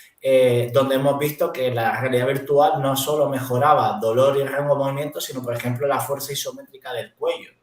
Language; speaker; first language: Spanish; native; Spanish